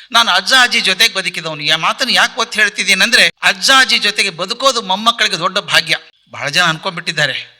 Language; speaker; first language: Kannada; native; Kannada